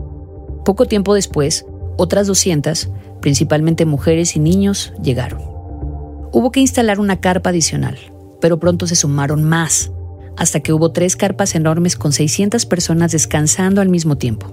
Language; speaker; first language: Spanish; native; Spanish